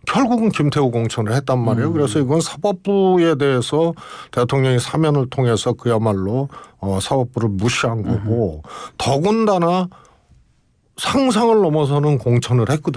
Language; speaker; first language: Korean; native; Korean